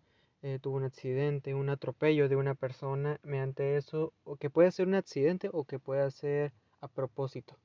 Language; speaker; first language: Spanish; native; Spanish